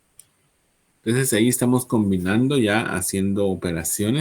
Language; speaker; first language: Spanish; native; Spanish